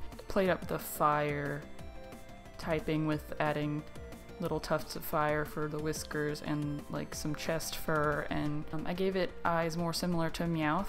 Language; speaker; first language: English; native; English